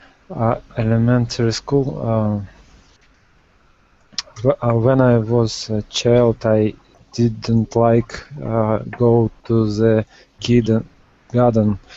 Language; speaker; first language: English; non-native, learner; Russian